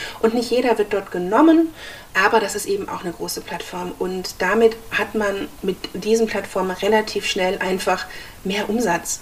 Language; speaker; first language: German; native; German